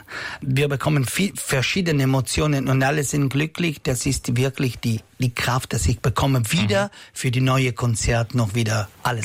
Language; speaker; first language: German; non-native, local second language; Italian